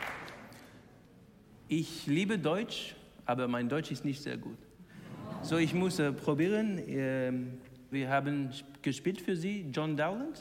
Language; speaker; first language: German; non-native, learner; English